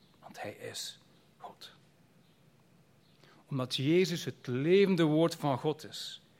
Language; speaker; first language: Dutch; native; Dutch